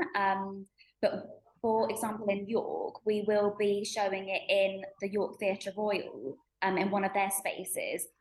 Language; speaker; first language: English; native; English